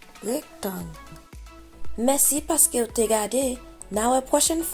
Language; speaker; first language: Haitian Creole; early bilingual, heritage; Haitian Creole